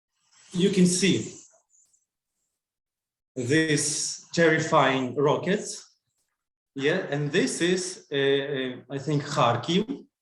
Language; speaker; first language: English; non-native, learner; Ukrainian